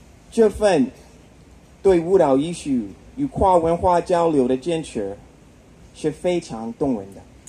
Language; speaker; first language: Chinese; non-native, fluent; English